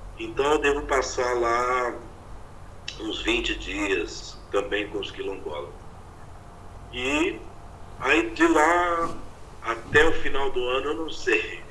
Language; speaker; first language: Portuguese; native; Portuguese